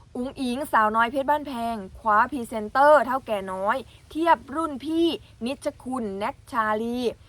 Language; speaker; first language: Thai; non-native, local second language; Northeastern Thai